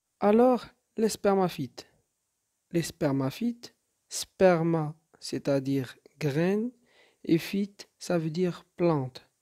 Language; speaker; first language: French; non-native, local second language; Arabic